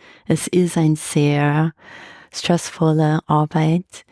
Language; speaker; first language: German; non-native, fluent; English